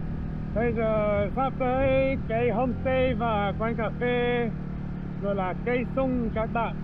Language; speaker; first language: Vietnamese; non-native, fluent; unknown